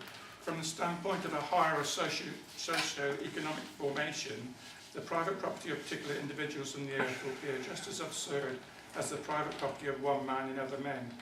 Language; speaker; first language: English; native; English